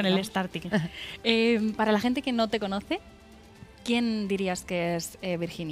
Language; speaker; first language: Spanish; native; Spanish